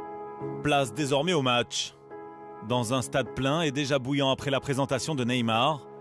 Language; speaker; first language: French; native; French